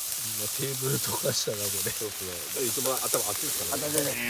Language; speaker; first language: Japanese; native; Japanese